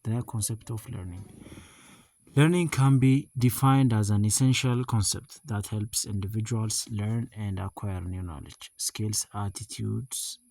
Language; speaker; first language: English; non-native, local second language; Amharic